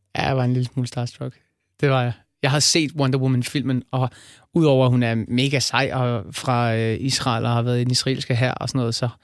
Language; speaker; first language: Danish; native; Danish